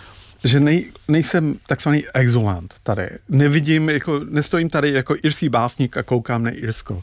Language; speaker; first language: Czech; non-native, fluent; English